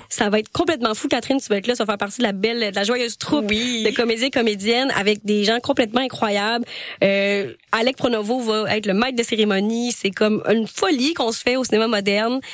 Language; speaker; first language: French; native; French